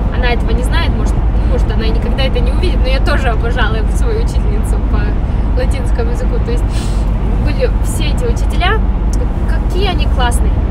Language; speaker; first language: Russian; native; Russian